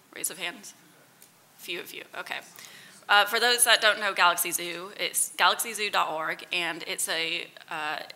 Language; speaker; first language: English; native; English